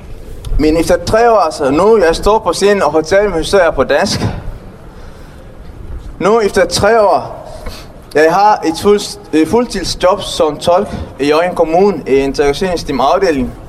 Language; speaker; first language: Danish; non-native, learner; Tigrinya